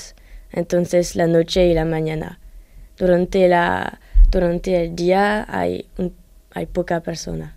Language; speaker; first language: Spanish; non-native, learner; French